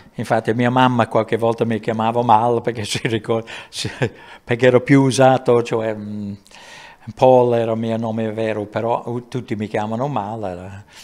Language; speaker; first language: Italian; non-native, fluent; English